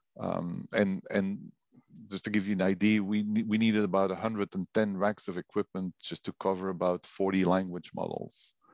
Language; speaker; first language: English; non-native, fluent; Dutch